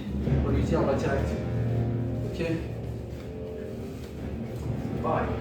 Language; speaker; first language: French; native; French